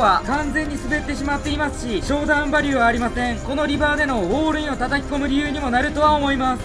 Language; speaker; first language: Japanese; native; Japanese